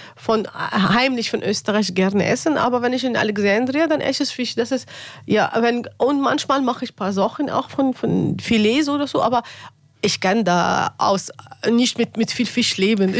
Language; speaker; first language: German; non-native, learner; Arabic